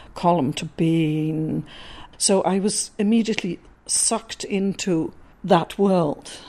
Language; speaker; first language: English; non-native, fluent; Dutch